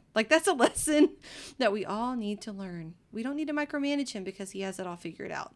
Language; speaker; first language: English; native; English